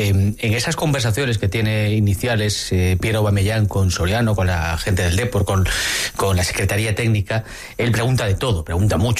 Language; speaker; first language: Spanish; native; Spanish